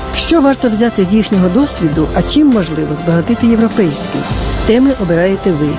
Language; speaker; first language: Ukrainian; native; Ukrainian